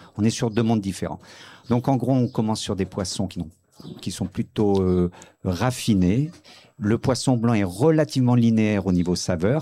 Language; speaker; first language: French; native; French